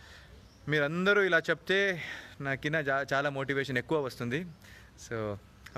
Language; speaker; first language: Telugu; non-native, learner; Arabic